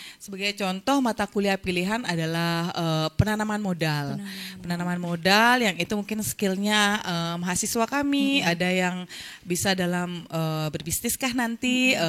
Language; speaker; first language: Indonesian; native; Indonesian